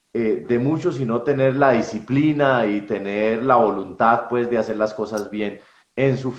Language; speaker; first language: Spanish; native; Spanish